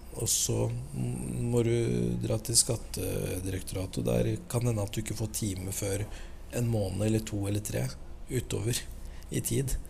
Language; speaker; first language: Norwegian; early bilingual, other home language; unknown